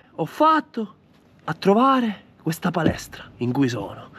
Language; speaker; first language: Italian; non-native, local second language; Sicilian